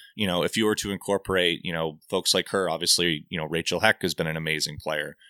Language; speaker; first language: English; native; English